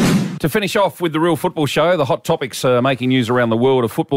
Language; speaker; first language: English; native; English